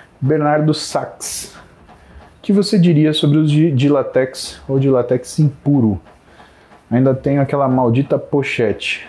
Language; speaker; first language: Portuguese; native; Portuguese